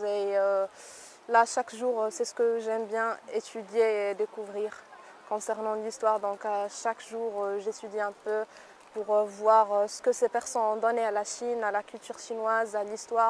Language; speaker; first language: French; non-native, local second language; Arabic